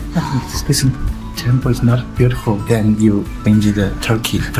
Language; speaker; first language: English; non-native, learner; Chinese